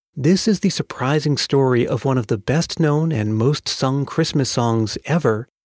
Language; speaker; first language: English; native; English